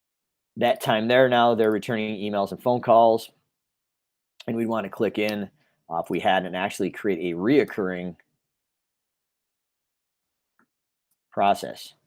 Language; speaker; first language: English; native; English